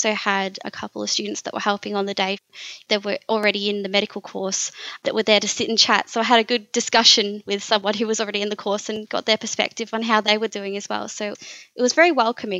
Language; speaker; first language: English; native; English